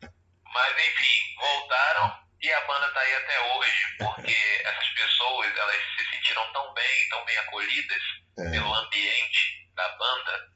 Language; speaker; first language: Portuguese; native; Portuguese